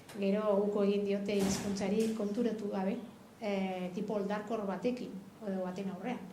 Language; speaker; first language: Basque; non-native, local second language; Spanish